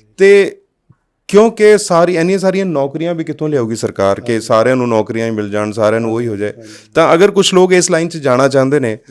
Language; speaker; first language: Punjabi; non-native, local second language; Hindi